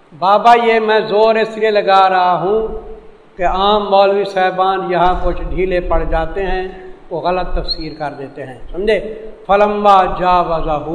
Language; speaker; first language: Urdu; non-native, local second language; Saraiki